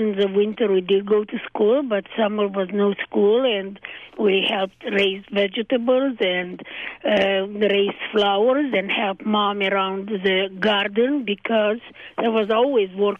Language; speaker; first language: English; non-native, fluent; Hungarian